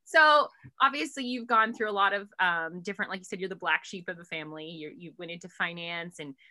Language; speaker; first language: English; native; English